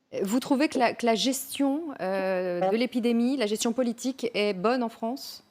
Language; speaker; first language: French; native; French